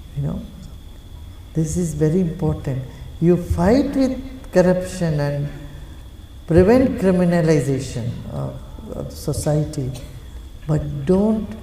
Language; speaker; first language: English; non-native, local second language; Telugu